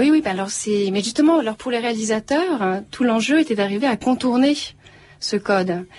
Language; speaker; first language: French; native; French